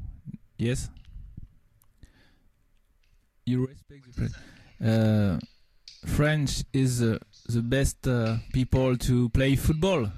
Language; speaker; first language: English; non-native, learner; French